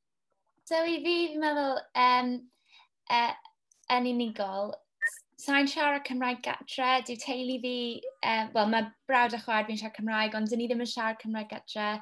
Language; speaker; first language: Welsh; non-native, local second language; English